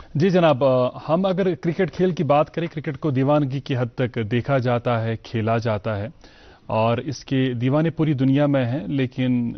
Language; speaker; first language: Hindi; non-native, local second language; Kashmiri